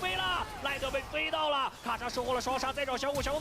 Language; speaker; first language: Chinese; native; Chinese